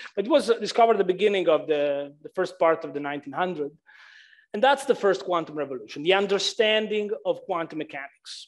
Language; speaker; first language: English; non-native, fluent; Italian